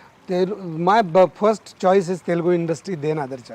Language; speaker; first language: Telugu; non-native, learner; Marathi